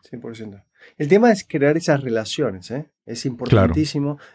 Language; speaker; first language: Spanish; native; Spanish